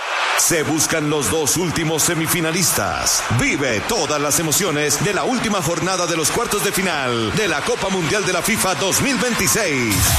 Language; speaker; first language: Spanish; native; Spanish